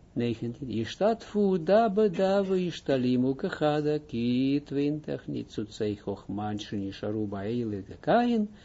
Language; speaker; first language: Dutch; non-native, fluent; Hebrew